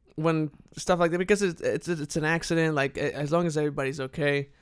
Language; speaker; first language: English; non-native, fluent; Spanish